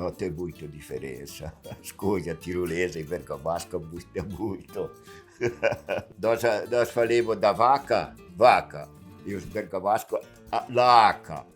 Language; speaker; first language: Portuguese; non-native, local second language; Italian